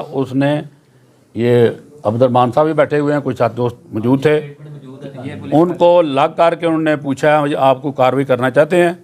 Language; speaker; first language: Urdu; non-native, local second language; Punjabi